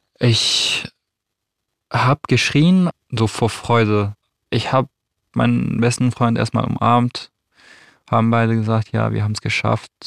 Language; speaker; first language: German; non-native, fluent; Arabic